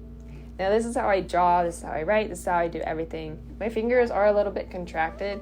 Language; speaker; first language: English; native; English